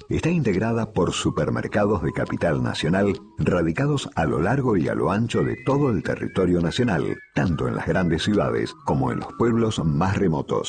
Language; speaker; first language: Spanish; native; Spanish